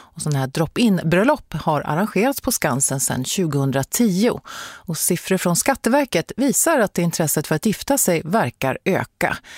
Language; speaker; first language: Swedish; native; Swedish